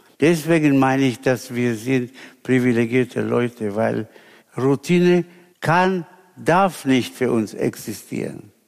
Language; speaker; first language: German; non-native, fluent; Spanish